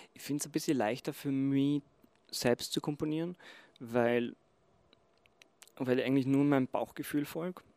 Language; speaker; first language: German; non-native, local second language; Slovenian